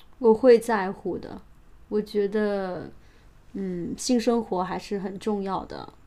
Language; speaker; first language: Chinese; native; Chinese